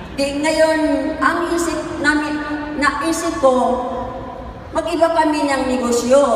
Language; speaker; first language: Filipino; non-native, local second language; Cebuano